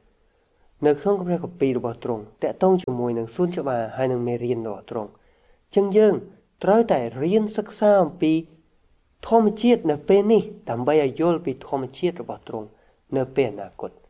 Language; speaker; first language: Khmer; native; Khmer